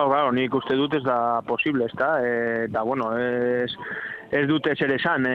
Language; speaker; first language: Basque; non-native, local second language; Spanish